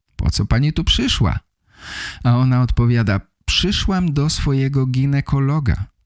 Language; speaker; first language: Polish; native; Polish